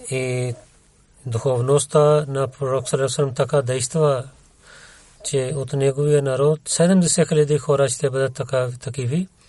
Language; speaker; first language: Bulgarian; non-native, learner; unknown